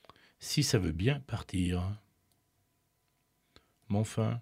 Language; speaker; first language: French; native; French